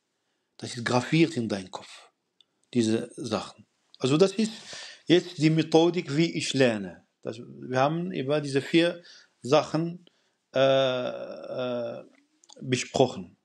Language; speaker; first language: German; non-native, fluent; Arabic